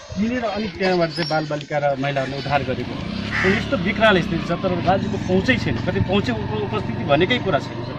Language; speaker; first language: Nepali; non-native, local second language; Maithili